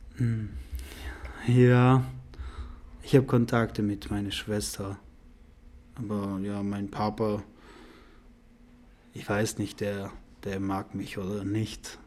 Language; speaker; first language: German; non-native, learner; Persian